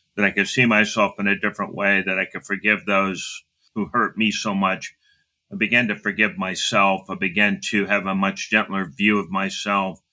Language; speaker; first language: English; native; English